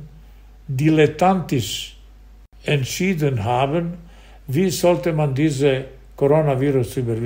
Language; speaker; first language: German; non-native, fluent; Serbian